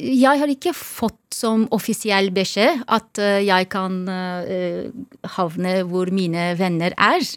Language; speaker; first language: Norwegian; non-native, fluent; Turkish